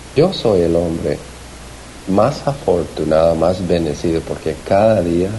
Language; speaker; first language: Spanish; early bilingual, heritage; Spanish